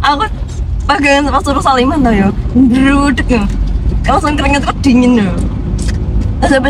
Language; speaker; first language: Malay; non-native, local second language; Javanese